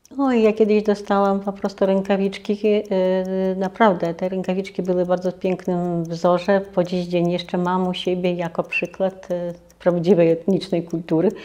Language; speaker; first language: Polish; native; Polish